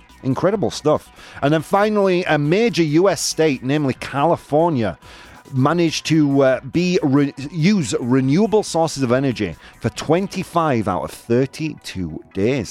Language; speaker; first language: English; native; English